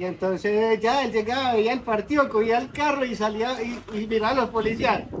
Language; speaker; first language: Spanish; native; Spanish